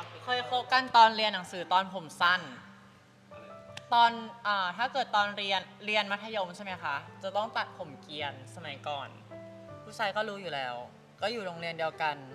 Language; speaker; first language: Thai; native; Thai